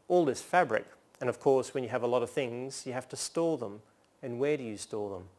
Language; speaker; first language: English; native; English